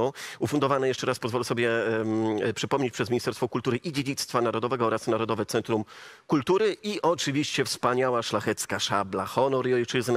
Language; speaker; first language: Polish; native; Polish